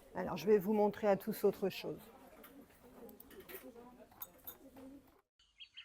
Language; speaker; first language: French; native; French